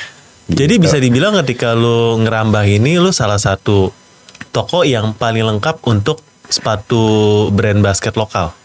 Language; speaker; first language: Indonesian; native; Indonesian